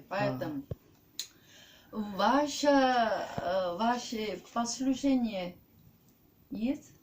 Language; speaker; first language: Russian; non-native, learner; Korean